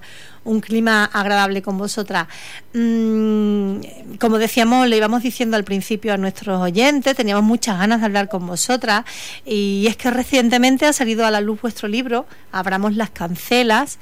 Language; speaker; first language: Spanish; native; Spanish